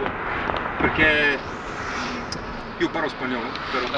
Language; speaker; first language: Italian; non-native, learner; Bulgarian